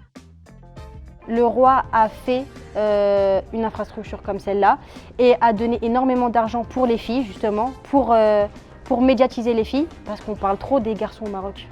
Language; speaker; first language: French; early bilingual, other home language; Arabic